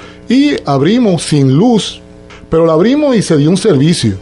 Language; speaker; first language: Spanish; native; Spanish